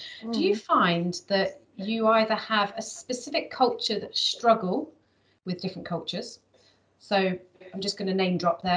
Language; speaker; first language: English; native; English